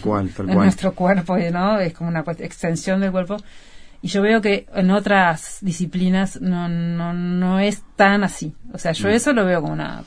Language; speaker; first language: Spanish; native; Spanish